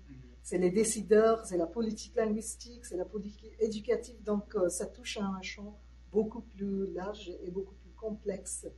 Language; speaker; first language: French; non-native, fluent; Tamil